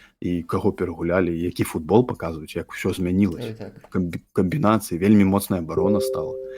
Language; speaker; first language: Belarusian; non-native, local second language; Russian